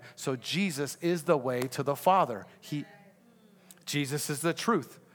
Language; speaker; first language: English; native; English